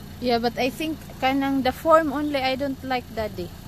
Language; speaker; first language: English; non-native, local second language; Cebuano